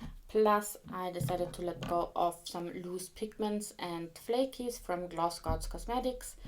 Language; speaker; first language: English; non-native, fluent; German